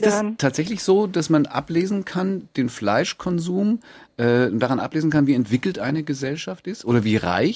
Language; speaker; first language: German; native; German